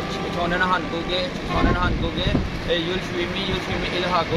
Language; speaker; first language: Korean; non-native, learner; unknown